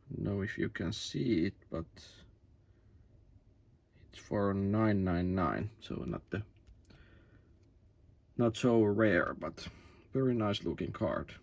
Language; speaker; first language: English; non-native, learner; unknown